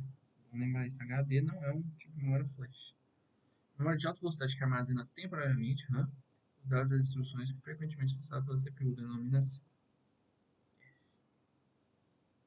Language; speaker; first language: Portuguese; native; Portuguese